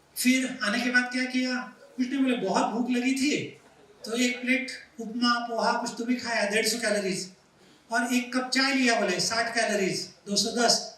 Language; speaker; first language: Hindi; non-native, local second language; Marathi